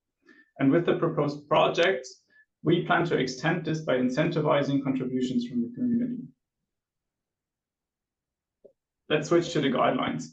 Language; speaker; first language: English; non-native, fluent; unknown